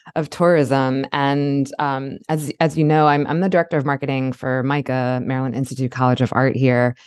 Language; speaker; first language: English; native; English